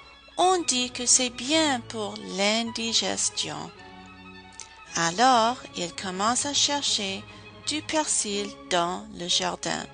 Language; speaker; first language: French; non-native, fluent; English